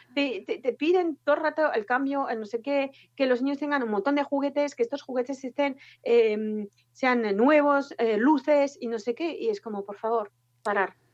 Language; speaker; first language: Spanish; non-native, fluent; French